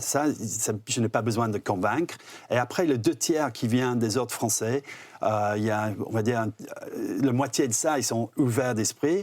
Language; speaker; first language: French; non-native, fluent; English